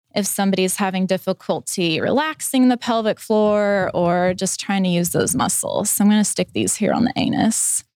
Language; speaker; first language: English; native; English